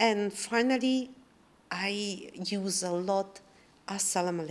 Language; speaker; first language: English; non-native, learner; Italian